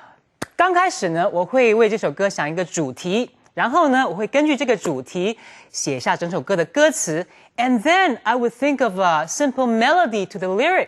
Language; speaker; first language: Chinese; native; Chinese